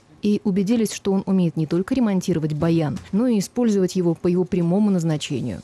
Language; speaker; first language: Russian; native; Russian